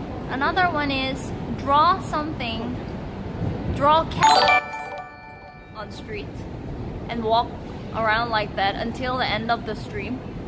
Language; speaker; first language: English; non-native, learner; Korean